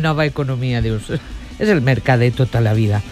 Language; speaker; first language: Catalan; native; Catalan